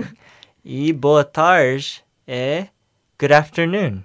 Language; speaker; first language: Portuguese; non-native, learner; English